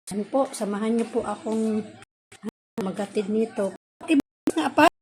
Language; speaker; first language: Filipino; native; Filipino